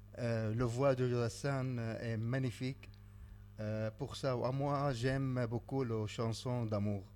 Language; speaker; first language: French; non-native, learner; Arabic